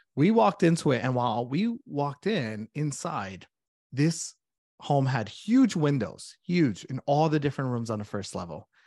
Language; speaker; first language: English; native; English